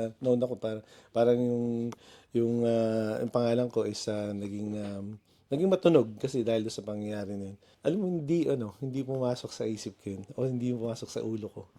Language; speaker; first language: Filipino; native; Filipino